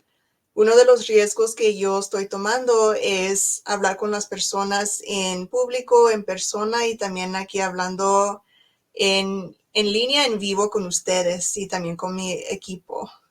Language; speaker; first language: Spanish; early bilingual, other home language; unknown